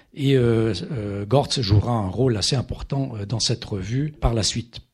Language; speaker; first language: French; native; French